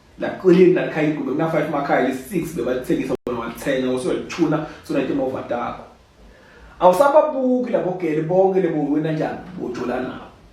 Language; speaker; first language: Zulu; non-native, local second language; Swati